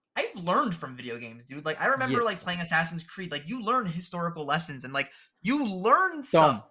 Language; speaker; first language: English; native; English